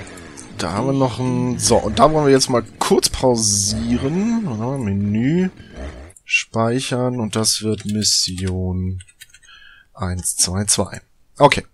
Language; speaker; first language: German; native; German